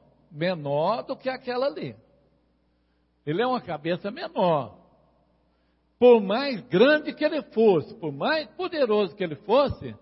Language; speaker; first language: Portuguese; native; Portuguese